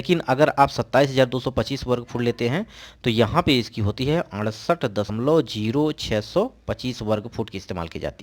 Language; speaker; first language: Hindi; native; Hindi